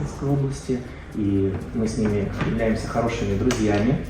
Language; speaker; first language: Russian; native; Russian